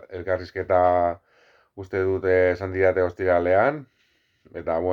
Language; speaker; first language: Basque; non-native, local second language; Spanish